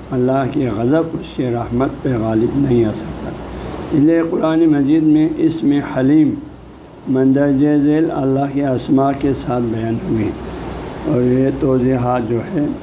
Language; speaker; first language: Urdu; non-native, local second language; Balti